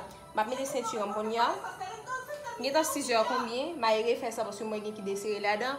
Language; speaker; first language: French; non-native, local second language; Haitian Creole